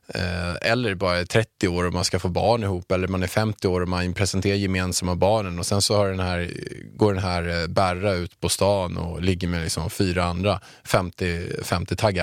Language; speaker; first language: Swedish; native; Swedish